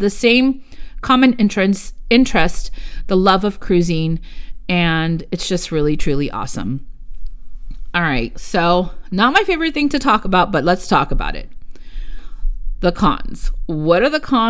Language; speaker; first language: English; early bilingual, other home language; Spanish